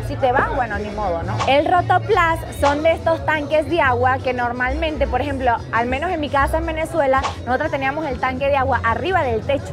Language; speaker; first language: Spanish; native; Spanish